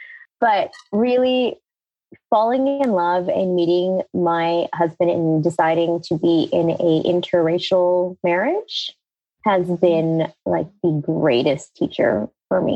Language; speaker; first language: English; native; English